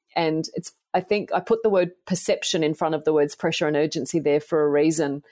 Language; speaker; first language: English; native; English